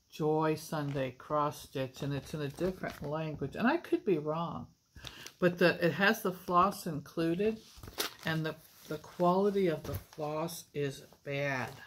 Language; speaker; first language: English; native; English